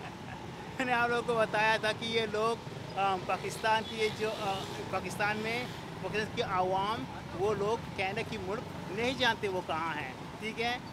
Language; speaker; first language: Hindi; non-native, learner; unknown